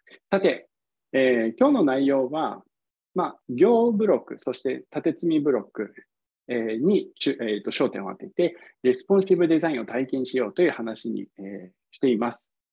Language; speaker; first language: Japanese; non-native, fluent; English